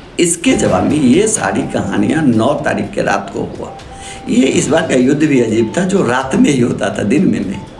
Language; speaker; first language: Hindi; non-native, local second language; Maithili